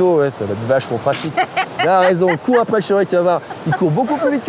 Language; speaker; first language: French; native; French